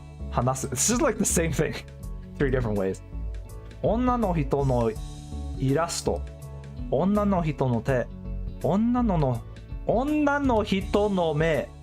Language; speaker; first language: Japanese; non-native, learner; English